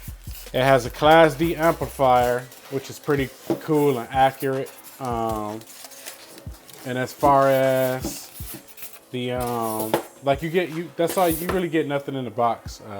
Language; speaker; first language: English; native; English